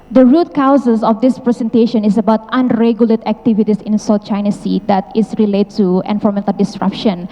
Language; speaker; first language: English; non-native, fluent; Indonesian